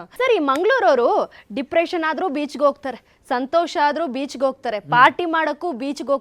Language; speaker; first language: Kannada; native; Kannada